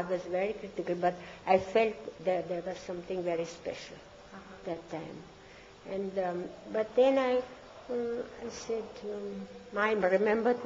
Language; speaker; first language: English; non-native, fluent; German